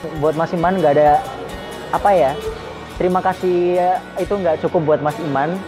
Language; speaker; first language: Indonesian; native; Indonesian